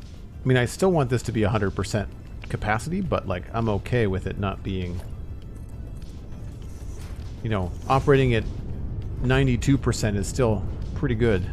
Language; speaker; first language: English; native; English